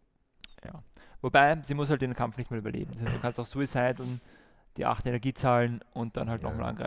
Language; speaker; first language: German; native; German